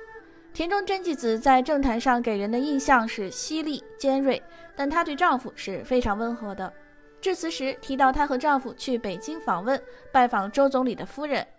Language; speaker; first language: Chinese; native; Chinese